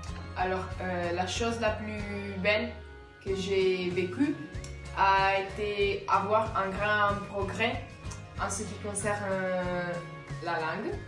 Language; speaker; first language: French; non-native, fluent; Italian